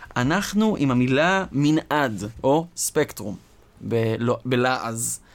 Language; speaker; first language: Hebrew; native; Hebrew